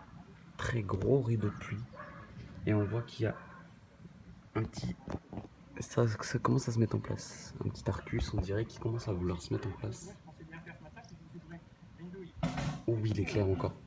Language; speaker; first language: French; native; French